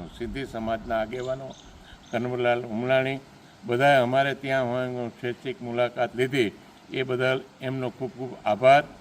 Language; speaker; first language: Gujarati; native; Gujarati